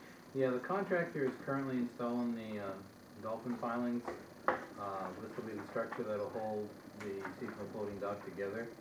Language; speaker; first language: English; native; English